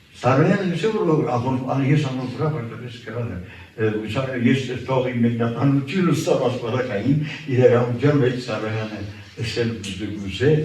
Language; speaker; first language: Armenian; early bilingual, heritage; Armenian